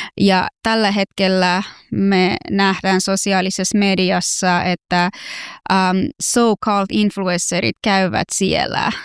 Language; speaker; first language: Finnish; non-native, fluent; Persian